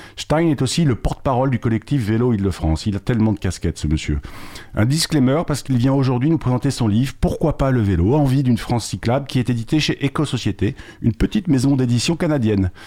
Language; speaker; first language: French; native; French